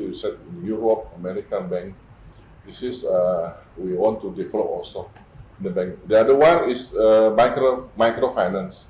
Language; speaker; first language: English; non-native, fluent; Indonesian